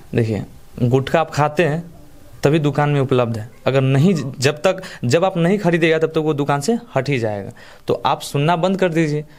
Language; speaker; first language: Hindi; native; Hindi